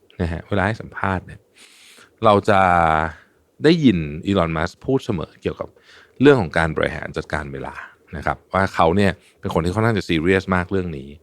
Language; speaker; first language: Thai; native; Thai